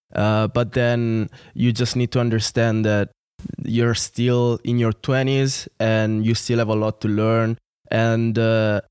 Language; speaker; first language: English; non-native, fluent; Italian